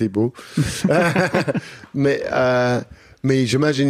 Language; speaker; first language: French; non-native, fluent; English